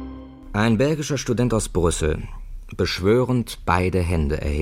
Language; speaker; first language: German; native; German